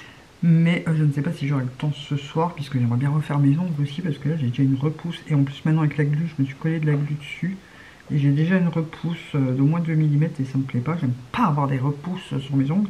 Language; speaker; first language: French; native; French